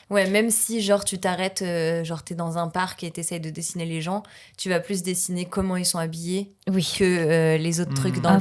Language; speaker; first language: French; native; French